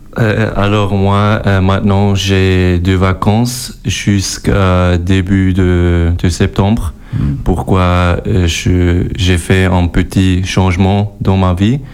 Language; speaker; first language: French; non-native, local second language; German